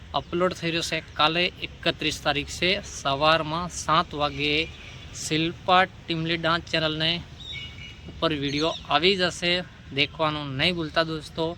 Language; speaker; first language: Gujarati; non-native, local second language; Bhili